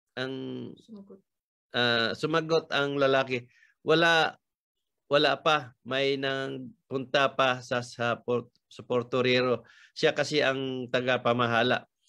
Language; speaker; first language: Filipino; native; Filipino